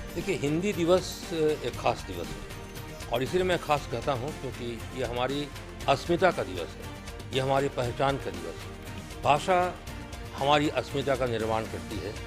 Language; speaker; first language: Hindi; non-native, local second language; Bangla